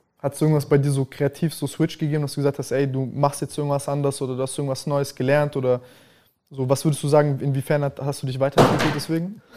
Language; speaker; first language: German; native; German